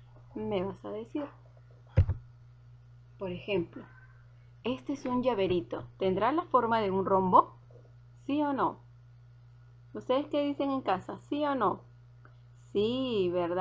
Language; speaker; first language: Spanish; native; Spanish